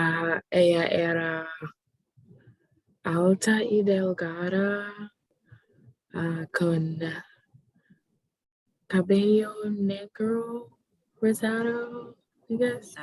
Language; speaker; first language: Spanish; non-native, learner; English